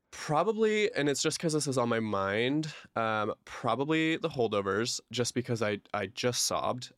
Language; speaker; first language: English; native; English